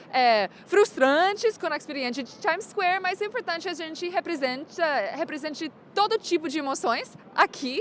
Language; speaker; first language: Portuguese; non-native, fluent; English